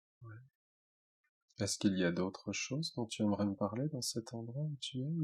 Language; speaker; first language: French; native; French